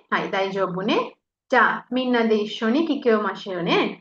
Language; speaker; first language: Japanese; non-native, fluent; Sinhala